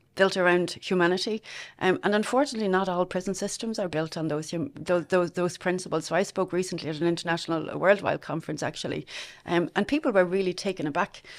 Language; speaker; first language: English; native; English